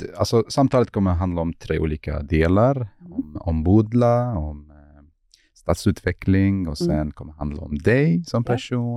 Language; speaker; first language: Swedish; non-native, fluent; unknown